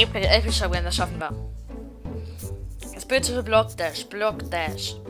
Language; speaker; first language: German; native; German